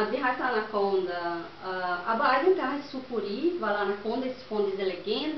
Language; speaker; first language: German; non-native, learner; Portuguese